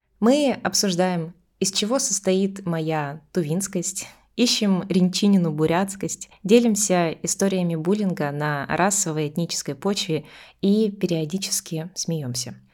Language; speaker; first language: Russian; native; Russian